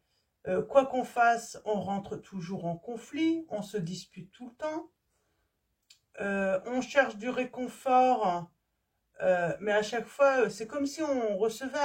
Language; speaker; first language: French; native; French